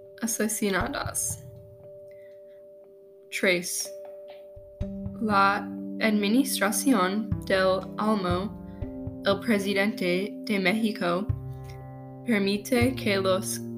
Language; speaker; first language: Spanish; non-native, learner; English